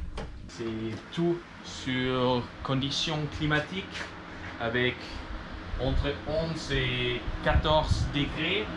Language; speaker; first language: French; non-native, fluent; German